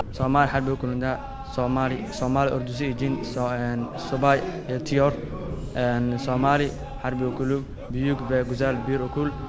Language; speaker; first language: Turkish; non-native, learner; Somali